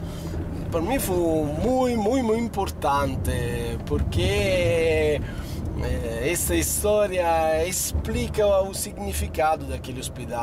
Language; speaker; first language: Portuguese; non-native, fluent; Italian